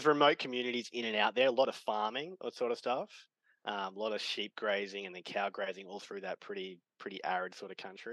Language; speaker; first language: English; native; English